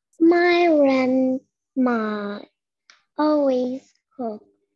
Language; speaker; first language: English; non-native, learner; Vietnamese